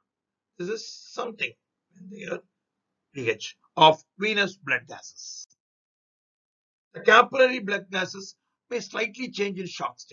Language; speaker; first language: English; non-native, local second language; Tamil